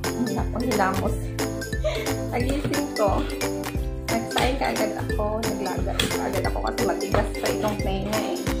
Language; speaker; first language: Filipino; non-native, local second language; Cebuano